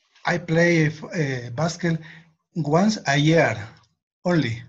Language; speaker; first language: English; non-native, learner; Spanish